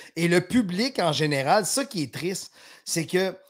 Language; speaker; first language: French; native; French